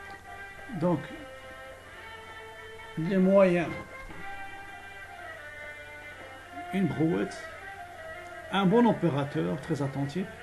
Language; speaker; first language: French; non-native, local second language; Arabic